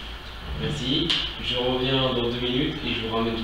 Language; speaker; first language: French; native; French